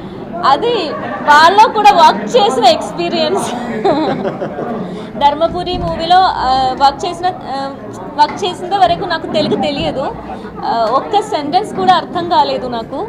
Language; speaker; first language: Telugu; non-native, learner; Malayalam